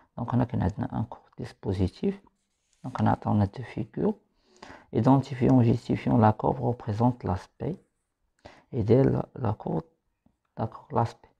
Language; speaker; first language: French; non-native, local second language; Arabic